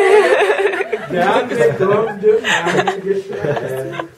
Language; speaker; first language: German; non-native, learner; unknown